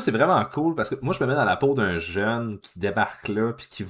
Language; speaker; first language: French; native; French